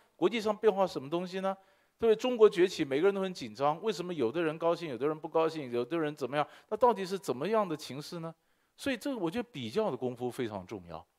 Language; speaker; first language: Chinese; native; Chinese